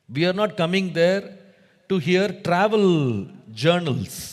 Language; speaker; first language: English; non-native, local second language; Tamil